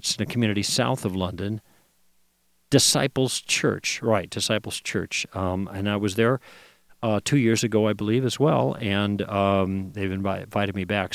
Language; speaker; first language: English; native; English